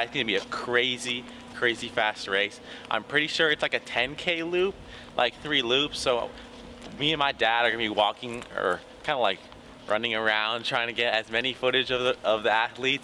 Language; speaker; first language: English; native; English